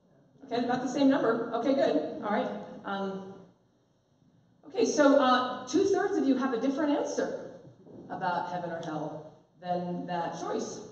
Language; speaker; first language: English; native; English